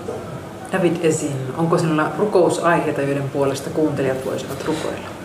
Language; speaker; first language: Finnish; native; Finnish